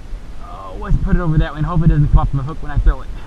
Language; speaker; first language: English; native; English